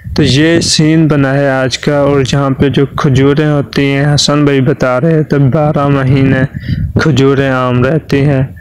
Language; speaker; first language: Urdu; non-native, local second language; Punjabi